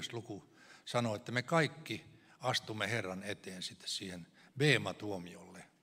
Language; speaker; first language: Finnish; native; Finnish